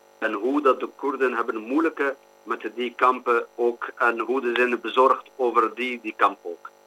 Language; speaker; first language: Dutch; non-native, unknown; Kurdish